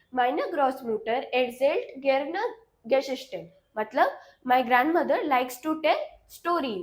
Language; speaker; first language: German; non-native, fluent; Hindi